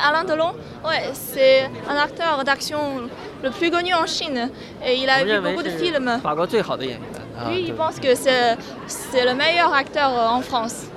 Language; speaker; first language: French; non-native, fluent; Chinese